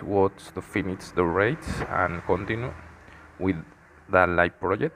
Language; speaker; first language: English; non-native, learner; Spanish